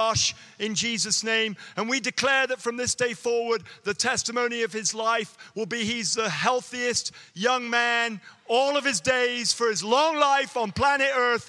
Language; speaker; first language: English; native; English